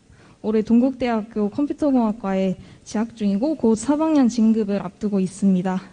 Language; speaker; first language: Korean; native; Korean